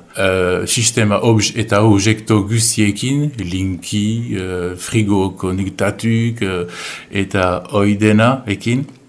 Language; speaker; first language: Basque; native; Basque